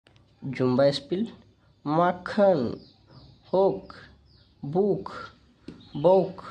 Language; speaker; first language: German; non-native, fluent; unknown